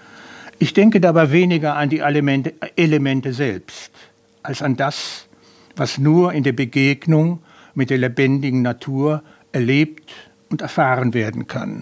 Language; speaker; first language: German; native; German